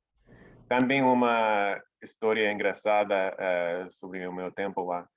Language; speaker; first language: Portuguese; non-native, fluent; English